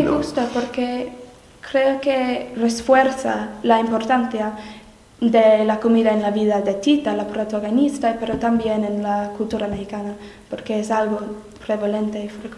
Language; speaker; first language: Spanish; non-native, learner; English